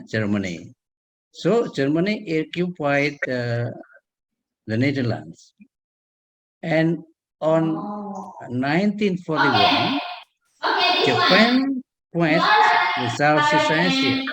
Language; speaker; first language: English; non-native, learner; Indonesian